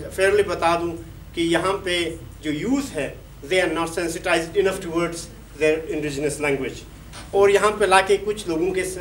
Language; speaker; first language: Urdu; non-native, local second language; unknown